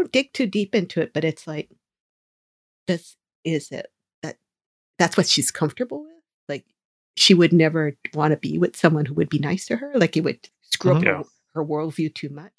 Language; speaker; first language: English; native; English